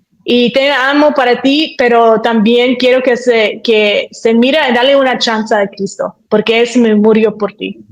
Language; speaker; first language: Spanish; early bilingual, heritage; Spanish